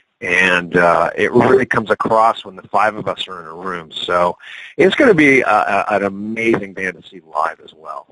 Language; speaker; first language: English; native; English